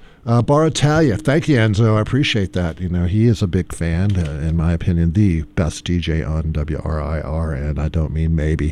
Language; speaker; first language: English; native; English